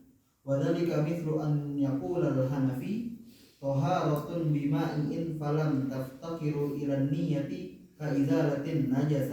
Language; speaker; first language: Arabic; non-native, learner; Indonesian